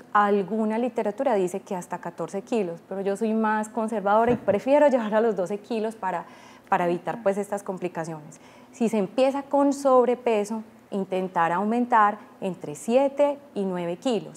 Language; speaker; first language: Spanish; native; Spanish